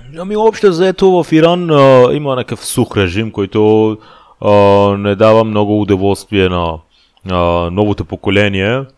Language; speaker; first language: Bulgarian; non-native, fluent; Persian